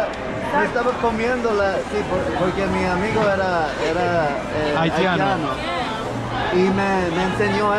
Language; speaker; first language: Spanish; non-native, fluent; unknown